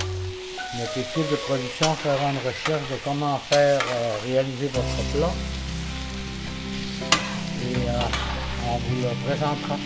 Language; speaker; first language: French; non-native, fluent; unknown